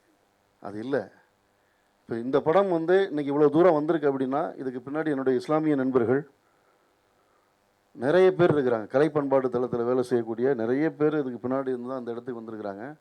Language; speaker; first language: Tamil; native; Tamil